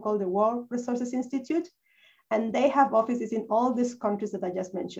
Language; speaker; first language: English; non-native, fluent; Spanish